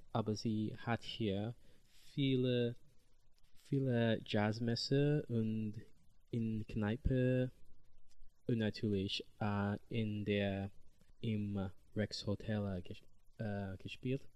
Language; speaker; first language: German; non-native, learner; English